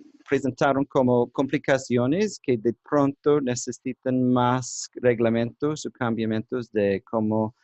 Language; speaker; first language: Spanish; non-native, learner; English